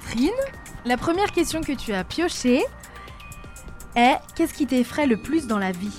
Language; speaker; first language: French; native; French